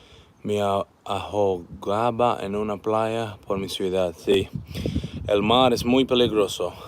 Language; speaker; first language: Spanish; non-native, learner; English